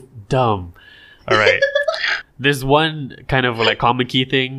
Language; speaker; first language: English; non-native, local second language; Malay